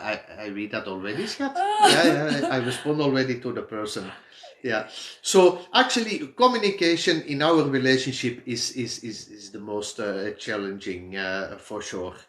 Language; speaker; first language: English; non-native, fluent; Dutch